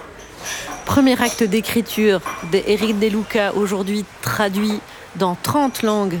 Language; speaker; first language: French; native; French